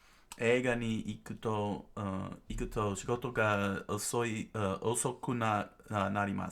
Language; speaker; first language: Japanese; non-native, learner; English